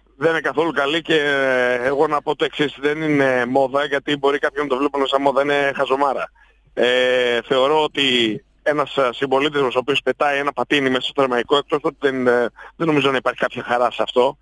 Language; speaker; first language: Greek; native; Greek